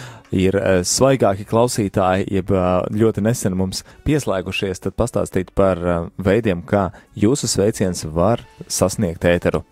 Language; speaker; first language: Latvian; native; Latvian